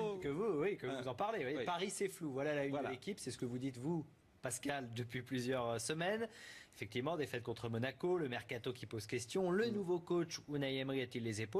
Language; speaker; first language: French; native; French